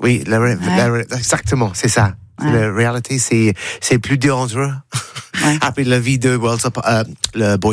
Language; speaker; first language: French; non-native, learner; English